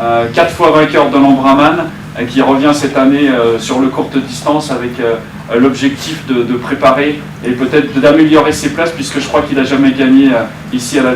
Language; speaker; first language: French; native; French